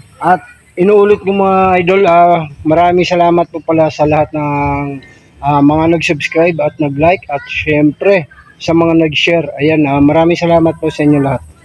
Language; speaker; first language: Filipino; non-native, local second language; Cebuano